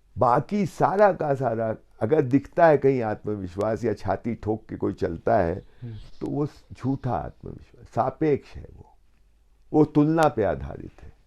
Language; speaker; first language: Hindi; native; Hindi